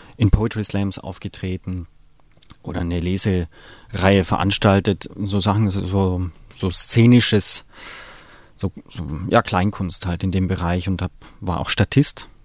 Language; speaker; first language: German; native; German